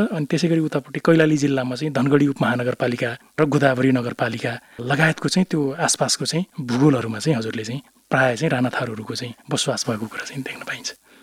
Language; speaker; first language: Nepali; non-native, local second language; Rana Tharu